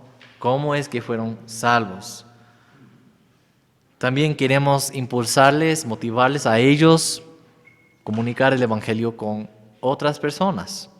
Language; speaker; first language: Spanish; non-native, fluent; English